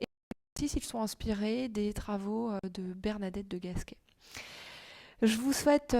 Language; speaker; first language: French; native; French